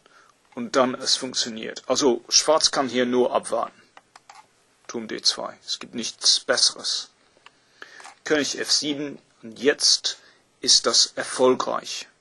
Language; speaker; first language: German; non-native, fluent; English